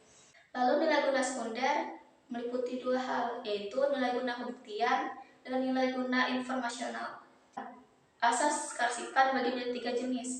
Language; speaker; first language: Indonesian; native; Indonesian